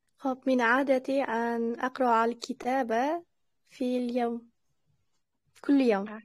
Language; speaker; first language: Arabic; non-native, learner; Uzbek